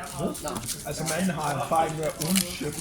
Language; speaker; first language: Danish; native; Danish